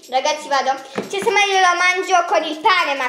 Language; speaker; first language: Italian; early bilingual, other home language; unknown